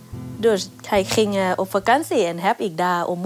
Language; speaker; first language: Dutch; non-native, learner; Thai